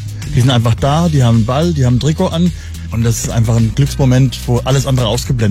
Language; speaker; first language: German; native; German